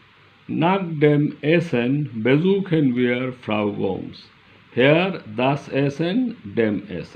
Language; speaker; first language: German; non-native, learner; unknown